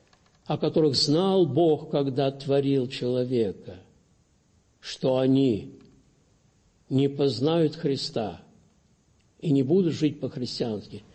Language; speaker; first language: Russian; native; Russian